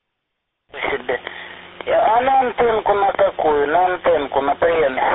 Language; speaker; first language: Russian; native; Russian